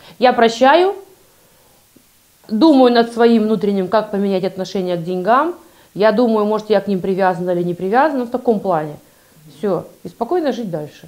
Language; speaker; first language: Russian; native; Russian